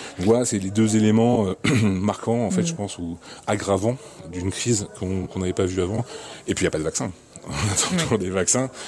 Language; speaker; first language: French; native; French